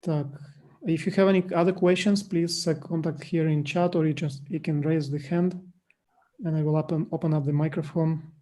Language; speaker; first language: English; non-native, fluent; Russian